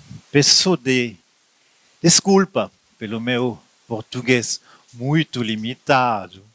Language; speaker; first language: Portuguese; non-native, learner; French